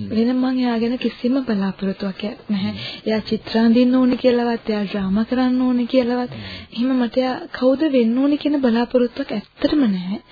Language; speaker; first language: Sinhala; non-native, local second language; Tamil